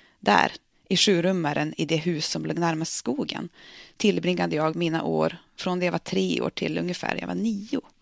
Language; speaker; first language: Swedish; native; Swedish